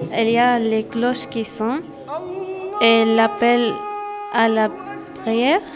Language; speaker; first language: French; non-native, learner; Arabic